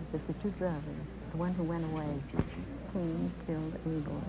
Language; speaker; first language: English; native; English